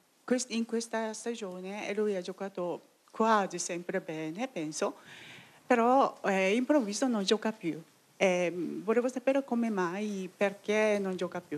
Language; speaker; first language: Italian; non-native, fluent; Japanese